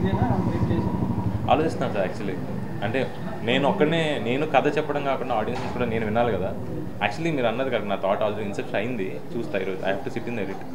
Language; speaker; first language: Telugu; native; Telugu